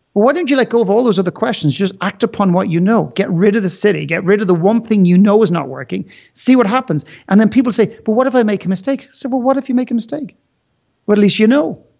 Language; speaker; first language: English; native; English